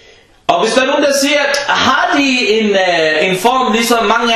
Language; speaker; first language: Danish; non-native, fluent; Arabic